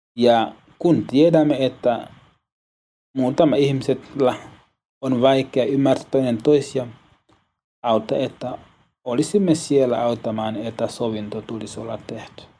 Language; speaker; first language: Finnish; non-native, learner; Swahili